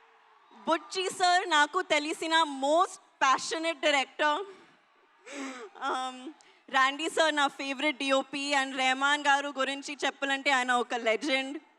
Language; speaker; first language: Telugu; non-native, learner; Hindi